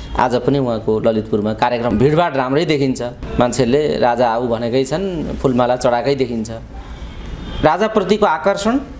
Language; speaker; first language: Nepali; native; Nepali